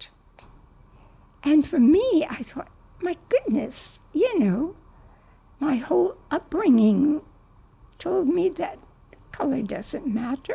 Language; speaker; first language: English; native; English